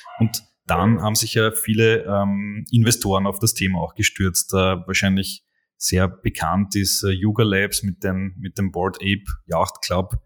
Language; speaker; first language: German; native; German